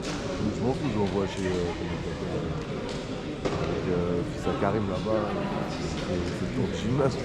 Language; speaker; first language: French; native; French